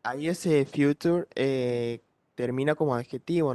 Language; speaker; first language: Spanish; native; Spanish